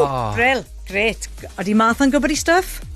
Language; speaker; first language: Welsh; native; Welsh